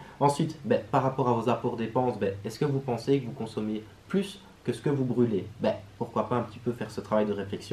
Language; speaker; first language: French; native; French